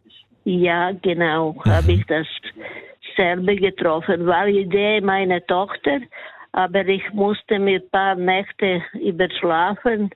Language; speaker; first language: German; non-native, learner; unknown